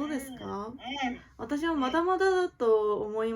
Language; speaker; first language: Japanese; non-native, learner; Korean